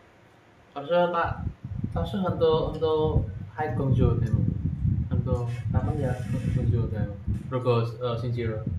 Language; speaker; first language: Indonesian; non-native, local second language; Javanese